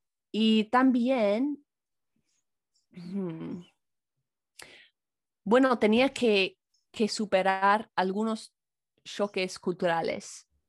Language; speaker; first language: Spanish; non-native, fluent; English